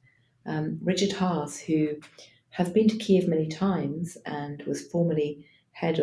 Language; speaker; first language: English; native; English